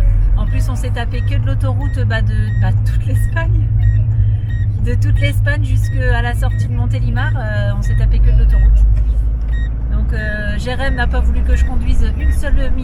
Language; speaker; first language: French; native; French